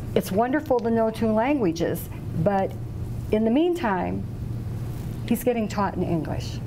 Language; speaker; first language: English; native; English